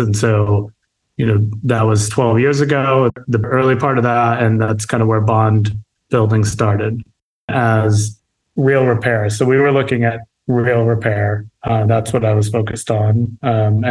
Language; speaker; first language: English; native; English